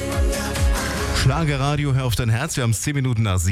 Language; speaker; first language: German; native; German